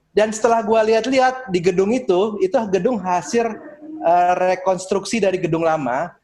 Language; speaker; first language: Indonesian; native; Indonesian